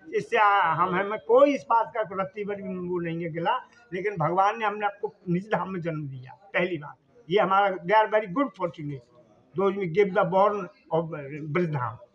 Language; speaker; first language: Hindi; non-native, local second language; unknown